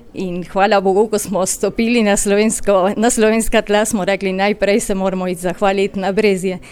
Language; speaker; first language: Slovenian; early bilingual, heritage; Slovenian